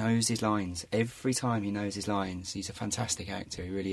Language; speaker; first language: English; native; English